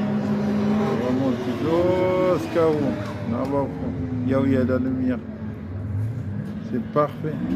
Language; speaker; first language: French; non-native, fluent; Arabic